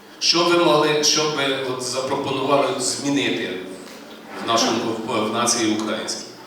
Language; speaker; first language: Ukrainian; native; Ukrainian